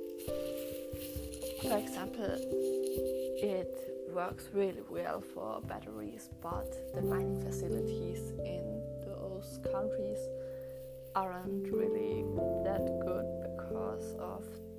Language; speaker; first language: English; non-native, fluent; German